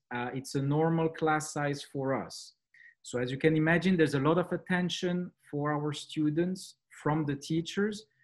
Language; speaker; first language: English; non-native, fluent; French